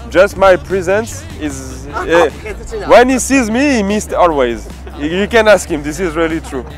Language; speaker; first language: English; non-native, fluent; French